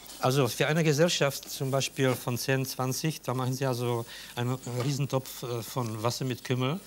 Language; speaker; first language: German; non-native, fluent; Czech